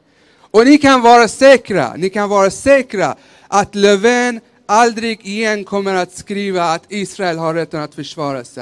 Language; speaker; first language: Swedish; early bilingual, other home language; Persian